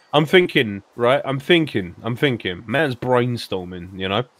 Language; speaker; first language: English; native; English